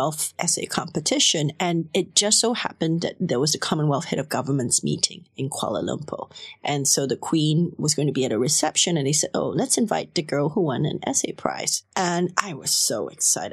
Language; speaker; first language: English; non-native, local second language; Cantonese